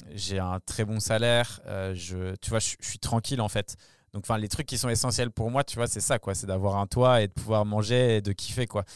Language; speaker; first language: French; native; French